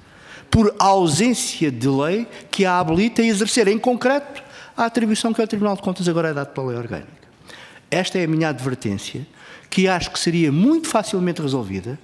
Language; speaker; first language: Portuguese; native; Portuguese